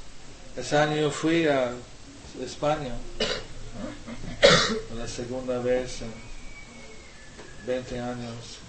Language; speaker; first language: Spanish; non-native, learner; English